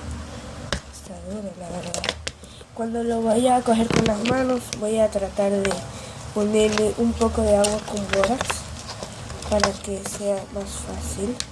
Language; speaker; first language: Spanish; native; Spanish